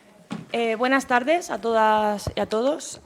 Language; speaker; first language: Spanish; native; Spanish